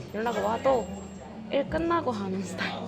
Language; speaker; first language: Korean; non-native, learner; Japanese